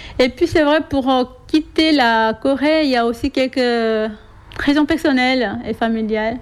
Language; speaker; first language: French; non-native, fluent; Korean